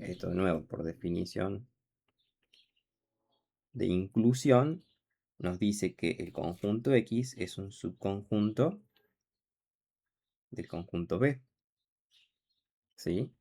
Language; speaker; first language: Spanish; native; Spanish